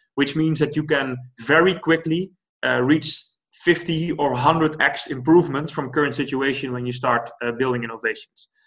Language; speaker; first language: English; non-native, fluent; Dutch